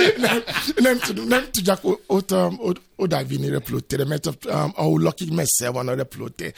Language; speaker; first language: Hungarian; non-native, fluent; Yoruba